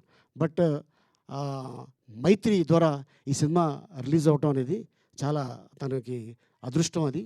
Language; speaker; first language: Telugu; native; Telugu